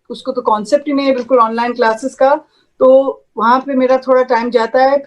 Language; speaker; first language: Hindi; native; Hindi